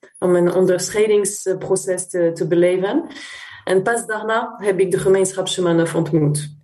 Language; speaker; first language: Dutch; non-native, fluent; French